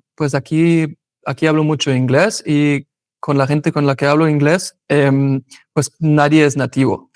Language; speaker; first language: Spanish; non-native, fluent; German